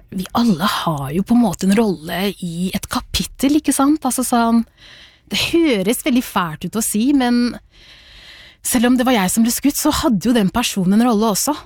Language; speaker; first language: Norwegian; early bilingual, other home language; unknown